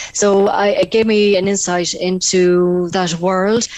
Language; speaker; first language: English; native; English